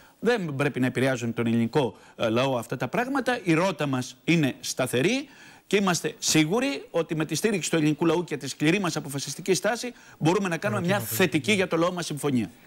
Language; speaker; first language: Greek; native; Greek